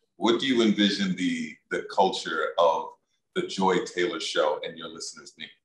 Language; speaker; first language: English; native; English